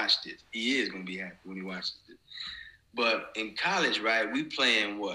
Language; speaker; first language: English; native; English